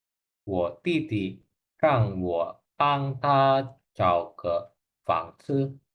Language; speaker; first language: Chinese; non-native, learner; Indonesian